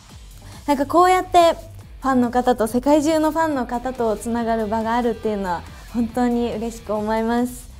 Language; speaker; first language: Japanese; native; Japanese